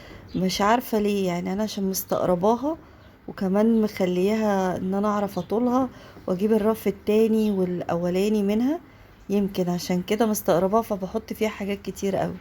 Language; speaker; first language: Arabic; native; Arabic